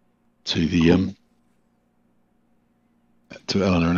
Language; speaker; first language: English; native; English